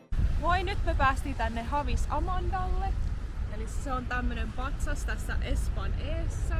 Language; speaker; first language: Finnish; native; Finnish